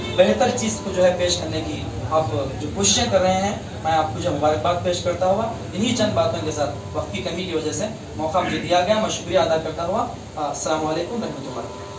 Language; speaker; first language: Hindi; non-native, local second language; Urdu